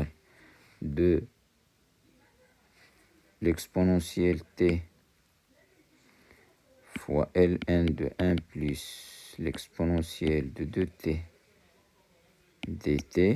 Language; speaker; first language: French; non-native, local second language; Arabic